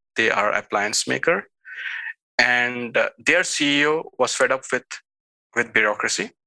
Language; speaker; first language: English; non-native, local second language; Hindi